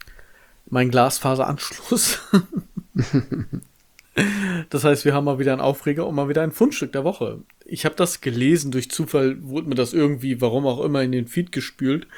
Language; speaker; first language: German; native; German